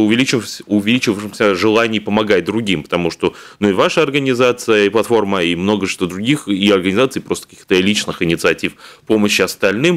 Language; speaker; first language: Russian; native; Russian